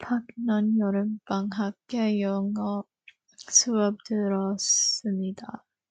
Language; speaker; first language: Korean; early bilingual, heritage; Korean